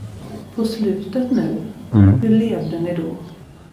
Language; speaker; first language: Swedish; native; Swedish